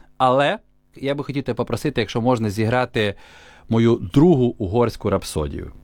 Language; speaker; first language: Ukrainian; native; Ukrainian